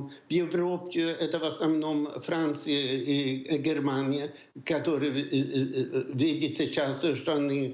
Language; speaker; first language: Russian; non-native, fluent; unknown